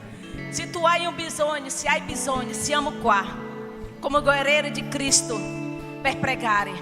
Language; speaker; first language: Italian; non-native, learner; Portuguese